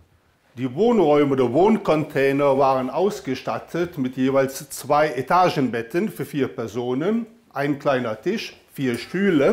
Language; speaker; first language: German; native; German